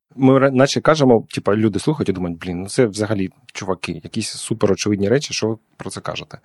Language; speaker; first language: Ukrainian; non-native, local second language; Russian